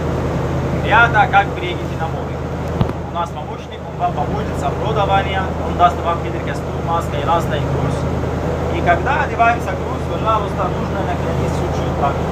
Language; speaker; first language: Russian; non-native, learner; Arabic